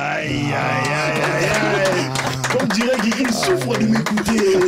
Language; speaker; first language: French; native; French